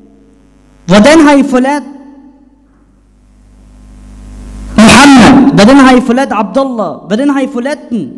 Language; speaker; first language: Danish; non-native, fluent; Arabic